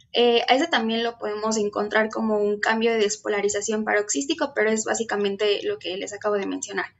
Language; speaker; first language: Spanish; native; Spanish